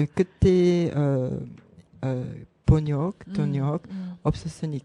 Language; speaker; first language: Korean; non-native, learner; French